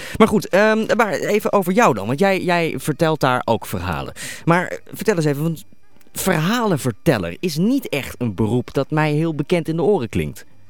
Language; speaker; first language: Dutch; native; Dutch